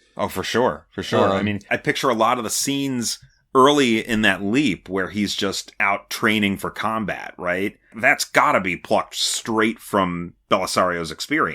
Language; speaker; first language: English; native; English